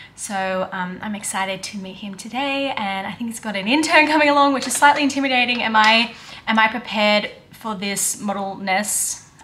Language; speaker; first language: English; native; English